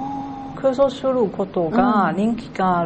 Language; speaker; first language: Japanese; non-native, learner; Cantonese